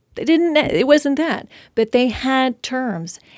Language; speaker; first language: English; native; English